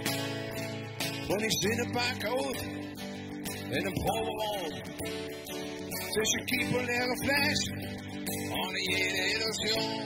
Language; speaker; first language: German; native; German